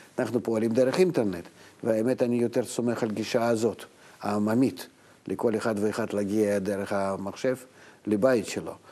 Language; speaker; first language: Hebrew; non-native, fluent; Russian